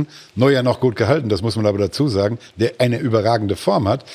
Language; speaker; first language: German; native; German